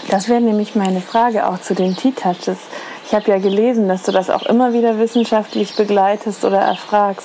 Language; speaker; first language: German; native; German